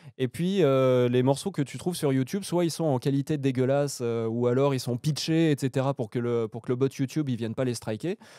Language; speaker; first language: French; native; French